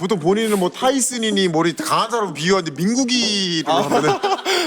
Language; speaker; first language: Korean; native; Korean